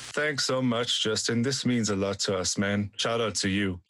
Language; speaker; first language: English; non-native, fluent; German